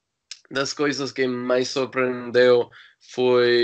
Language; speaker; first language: Portuguese; non-native, learner; English